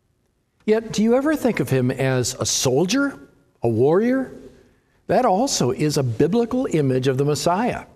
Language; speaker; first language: English; native; English